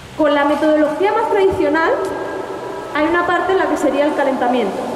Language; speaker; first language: Spanish; native; Spanish